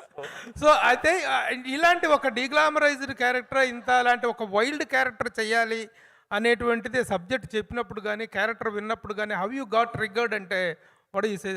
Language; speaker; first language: Telugu; native; Telugu